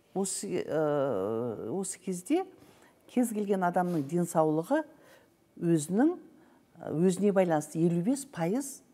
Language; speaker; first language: Kazakh; native; Kazakh